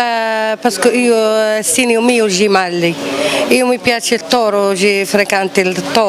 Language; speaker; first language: Italian; non-native, learner; Arabic